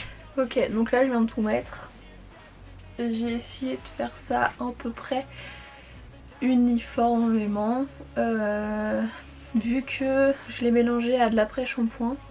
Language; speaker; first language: French; native; French